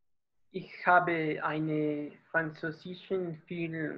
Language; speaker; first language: German; non-native, learner; Spanish